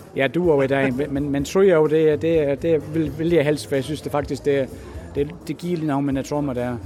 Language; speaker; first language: Danish; non-native, fluent; English